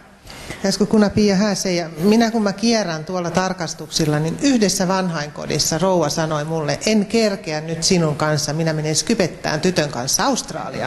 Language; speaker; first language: Finnish; non-native, local second language; Swedish